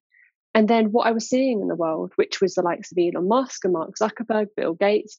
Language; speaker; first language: English; native; English